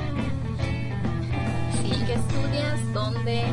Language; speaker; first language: Spanish; non-native, learner; Hungarian